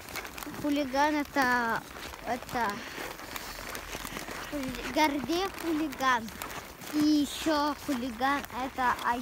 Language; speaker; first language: Russian; early bilingual, other home language; Tajik